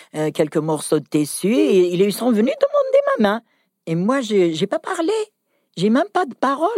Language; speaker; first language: French; non-native, local second language; Kabyle